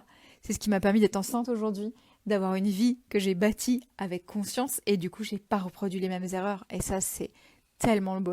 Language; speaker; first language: French; native; French